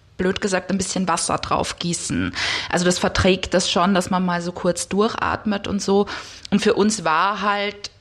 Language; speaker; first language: German; native; German